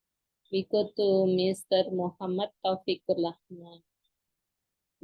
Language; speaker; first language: English; non-native, fluent; Indonesian